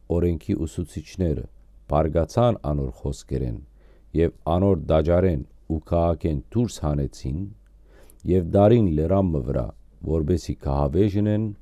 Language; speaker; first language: Armenian; native; Armenian